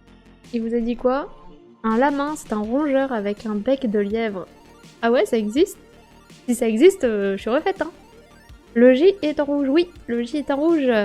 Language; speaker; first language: French; native; French